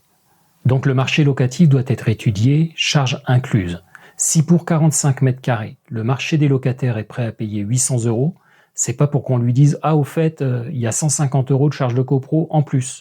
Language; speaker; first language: French; native; French